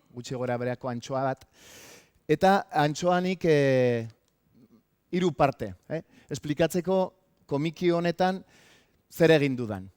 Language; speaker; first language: Basque; native; Basque